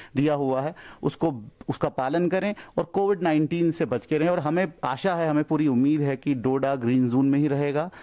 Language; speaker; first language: Hindi; non-native, local second language; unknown